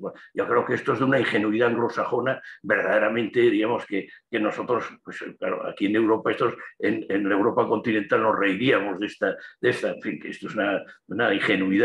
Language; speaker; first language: Spanish; native; Spanish